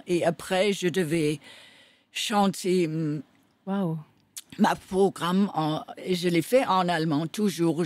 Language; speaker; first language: French; non-native, fluent; Danish